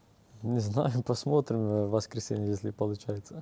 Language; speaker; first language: Russian; non-native, learner; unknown